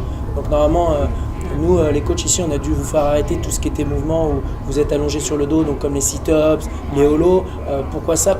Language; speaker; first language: French; native; French